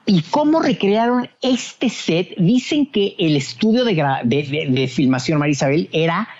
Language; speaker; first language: Spanish; native; Spanish